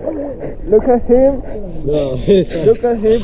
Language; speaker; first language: English; non-native, learner; Vietnamese